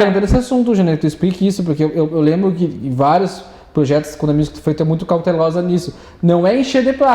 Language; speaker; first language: Portuguese; native; Portuguese